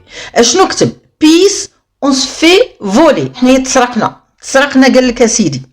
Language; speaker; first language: Arabic; native; Arabic